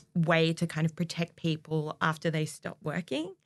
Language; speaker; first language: English; native; English